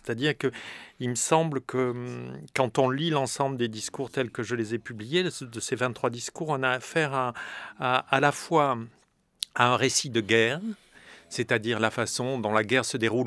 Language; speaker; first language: French; native; French